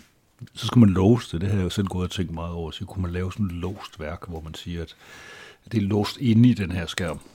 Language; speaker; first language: Danish; native; Danish